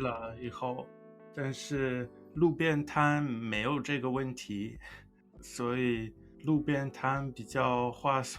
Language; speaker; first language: Chinese; non-native, fluent; English